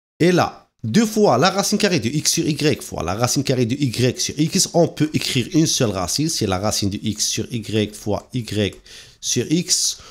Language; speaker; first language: French; non-native, local second language; Arabic